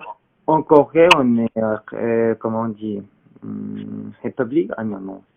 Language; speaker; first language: French; non-native, learner; Korean